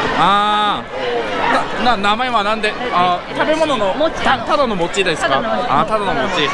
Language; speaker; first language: Japanese; non-native, learner; Korean